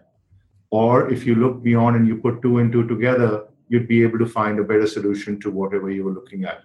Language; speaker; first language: English; non-native, local second language; Hindi